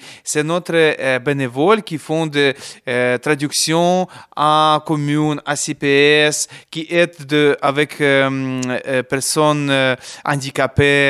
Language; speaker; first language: French; non-native, learner; Ukrainian